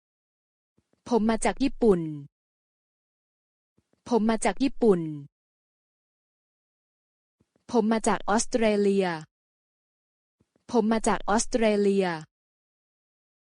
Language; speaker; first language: Thai; native; Thai